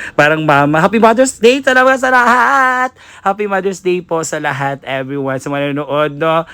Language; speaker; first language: Filipino; non-native, local second language; Cebuano